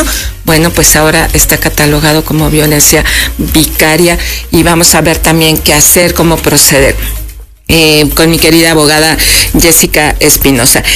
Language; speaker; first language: Spanish; native; Spanish